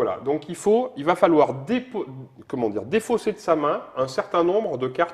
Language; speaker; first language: French; native; French